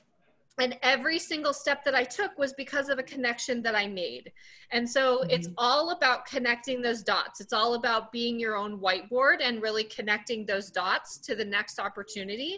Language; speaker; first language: English; native; English